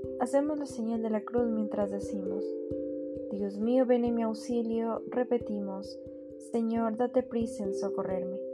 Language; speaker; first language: Spanish; native; Spanish